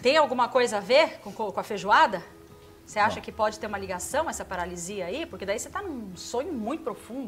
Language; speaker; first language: Portuguese; native; Portuguese